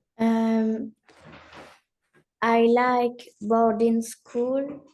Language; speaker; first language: English; non-native, learner; French